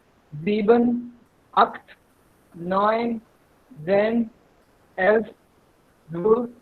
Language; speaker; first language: German; non-native, learner; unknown